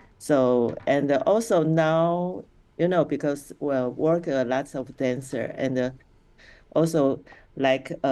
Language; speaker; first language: English; non-native, local second language; Chinese